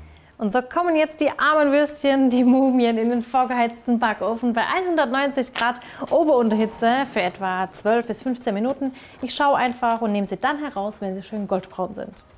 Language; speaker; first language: German; native; German